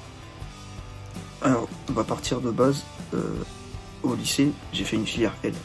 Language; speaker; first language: French; native; French